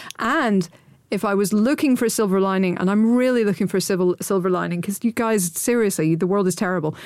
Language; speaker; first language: English; native; English